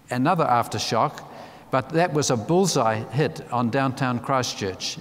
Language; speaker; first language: English; native; English